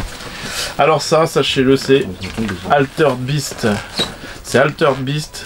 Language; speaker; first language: French; native; French